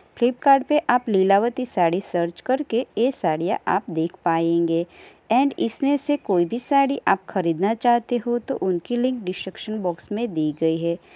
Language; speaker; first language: Hindi; native; Hindi